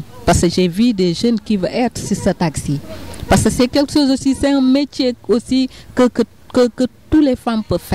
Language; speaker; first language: French; non-native, local second language; Wolof